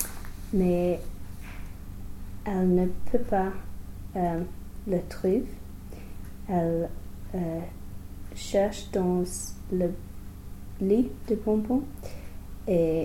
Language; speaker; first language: French; non-native, learner; English